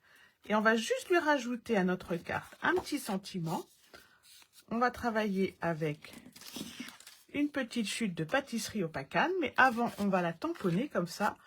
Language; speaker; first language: French; native; French